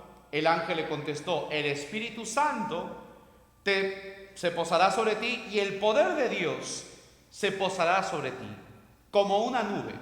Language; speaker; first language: Spanish; native; Spanish